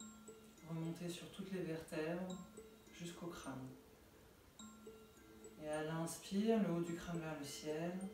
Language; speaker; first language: French; native; French